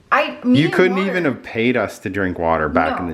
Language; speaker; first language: English; native; English